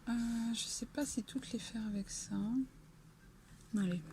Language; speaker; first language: French; native; French